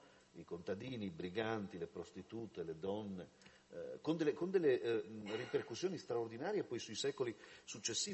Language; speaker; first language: Italian; native; Italian